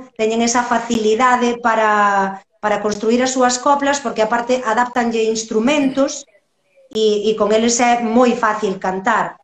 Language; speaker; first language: Galician; native; Galician